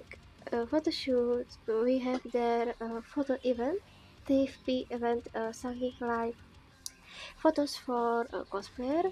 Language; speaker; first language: English; non-native, learner; Czech